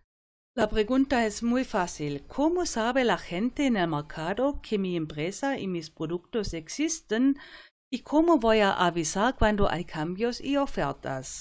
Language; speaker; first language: Spanish; non-native, fluent; German